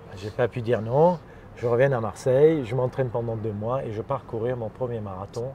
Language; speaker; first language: French; non-native, fluent; Armenian